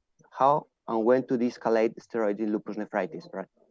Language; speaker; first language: English; non-native, fluent; Spanish